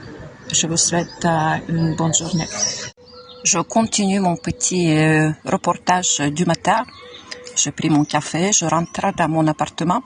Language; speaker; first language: French; non-native, fluent; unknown